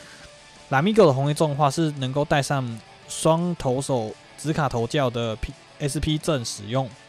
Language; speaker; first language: Chinese; native; Chinese